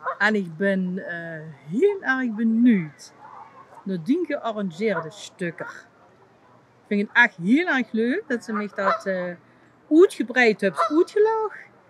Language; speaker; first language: Dutch; native; Dutch